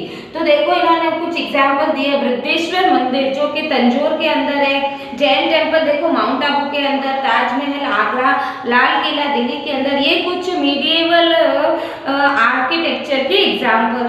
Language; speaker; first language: Hindi; native; Hindi